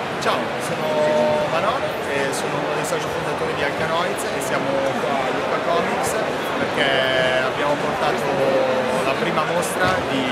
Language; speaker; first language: Italian; native; Italian